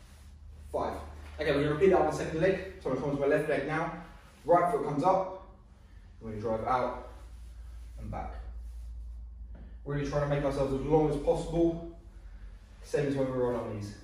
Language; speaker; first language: English; native; English